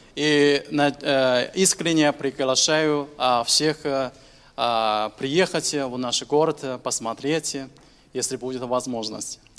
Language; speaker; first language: Russian; non-native, fluent; Chinese